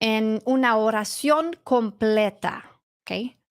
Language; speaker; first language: Spanish; non-native, learner; English